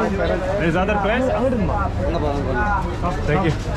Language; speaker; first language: English; non-native, learner; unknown